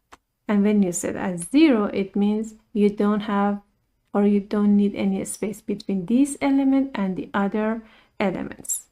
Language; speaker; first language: English; non-native, fluent; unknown